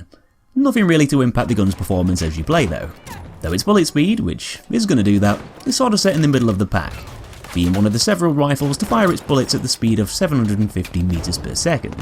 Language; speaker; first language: English; native; English